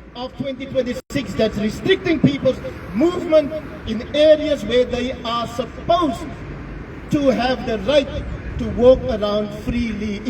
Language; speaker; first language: English; non-native, local second language; Afrikaans